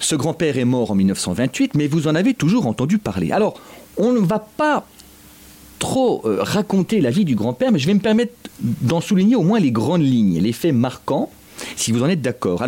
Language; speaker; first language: French; native; French